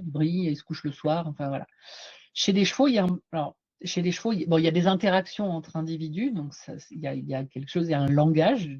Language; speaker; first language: French; native; French